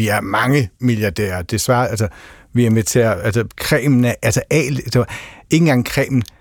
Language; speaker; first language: Danish; native; Danish